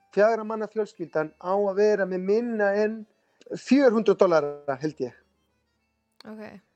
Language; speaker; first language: Icelandic; non-native, fluent; Spanish